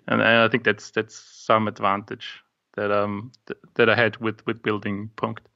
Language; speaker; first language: English; non-native, fluent; German